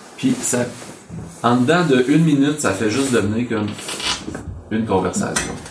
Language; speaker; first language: French; native; French